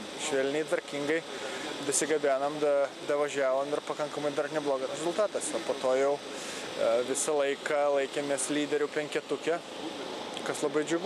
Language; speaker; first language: Lithuanian; native; Lithuanian